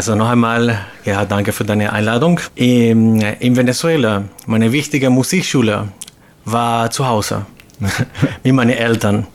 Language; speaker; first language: German; non-native, fluent; Spanish